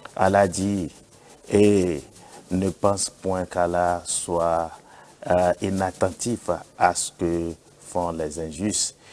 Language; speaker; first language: French; non-native, local second language; Yoruba